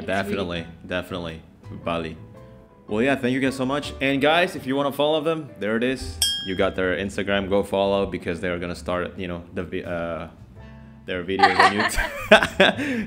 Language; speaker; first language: English; non-native, fluent; Indonesian